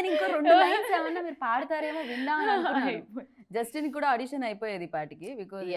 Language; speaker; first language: Telugu; native; Telugu